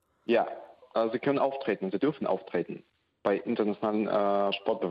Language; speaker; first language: German; non-native, fluent; Russian